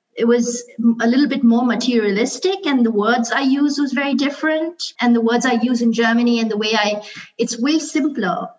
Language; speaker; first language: English; non-native, local second language; Urdu